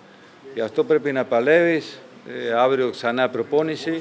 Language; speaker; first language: Greek; non-native, fluent; Spanish